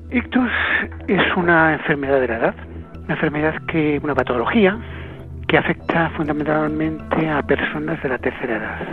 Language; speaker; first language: Spanish; native; Spanish